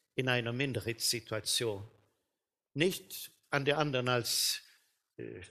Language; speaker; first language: German; non-native, fluent; Swedish